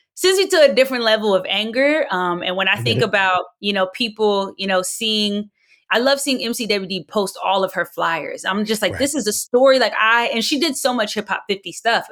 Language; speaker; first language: English; native; English